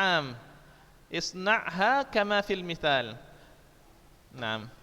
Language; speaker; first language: Arabic; non-native, fluent; Indonesian